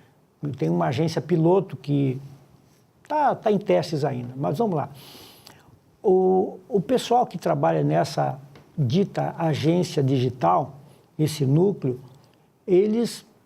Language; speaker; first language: Portuguese; native; Portuguese